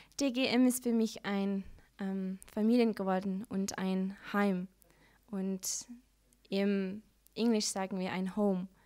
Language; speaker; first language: German; non-native, learner; Dutch